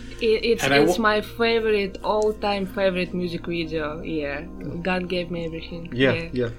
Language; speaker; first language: English; non-native, learner; Russian